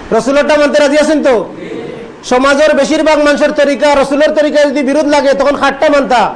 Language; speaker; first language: Bangla; native; Bangla